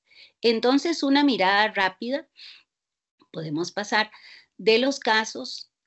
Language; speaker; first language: Spanish; native; Spanish